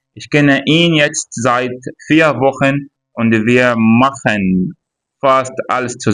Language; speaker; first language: German; non-native, fluent; Arabic